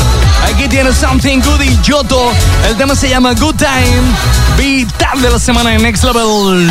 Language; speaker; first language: Spanish; native; Spanish